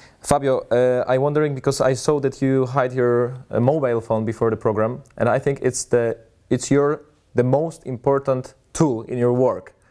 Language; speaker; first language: English; non-native, fluent; Polish